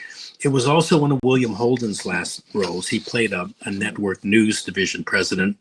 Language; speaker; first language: English; native; English